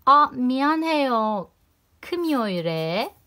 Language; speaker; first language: Korean; non-native, fluent; Turkish